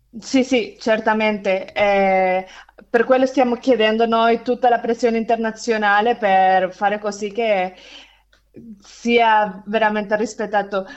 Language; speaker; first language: Italian; non-native, fluent; Spanish